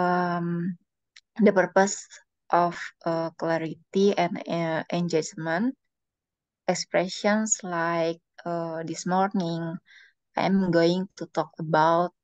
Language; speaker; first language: English; non-native, learner; Indonesian